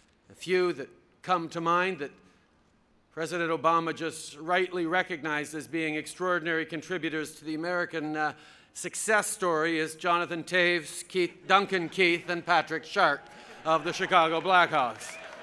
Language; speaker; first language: English; early bilingual, other home language; French